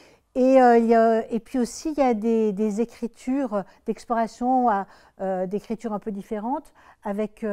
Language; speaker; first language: French; native; French